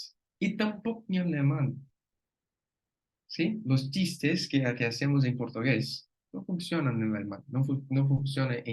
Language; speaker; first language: Spanish; non-native, fluent; Portuguese